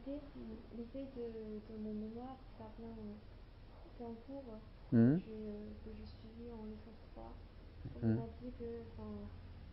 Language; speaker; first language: French; non-native, learner; Chinese